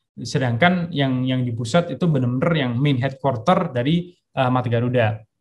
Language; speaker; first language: Indonesian; early bilingual, heritage; Indonesian